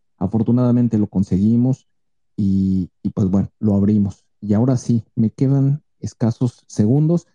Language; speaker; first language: Spanish; native; Spanish